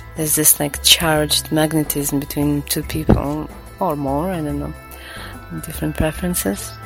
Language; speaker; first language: English; non-native, fluent; Latvian